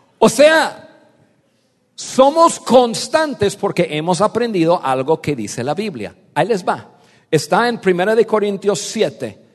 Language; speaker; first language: Spanish; non-native, fluent; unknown